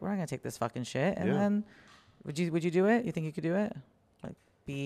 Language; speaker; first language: English; native; English